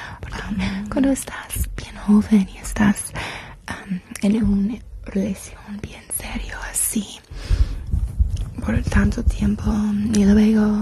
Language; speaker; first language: Spanish; non-native, learner; English